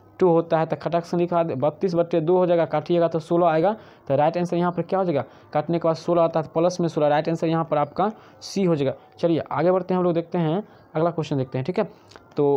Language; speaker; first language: Hindi; native; Hindi